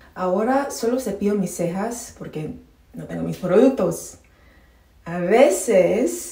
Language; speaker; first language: Spanish; non-native, learner; English